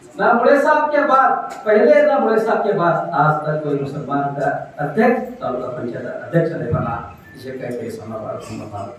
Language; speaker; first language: Hindi; non-native, local second language; Marathi